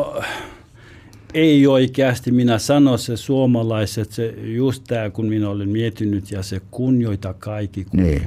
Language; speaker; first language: Finnish; non-native, learner; Albanian